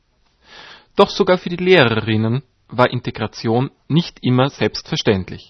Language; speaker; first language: German; native; German